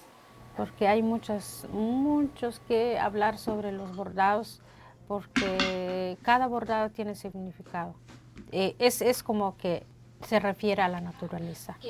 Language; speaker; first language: Spanish; non-native, local second language; Kʼicheʼ